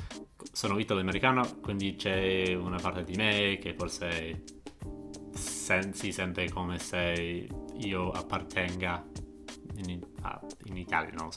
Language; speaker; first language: Italian; non-native, fluent; English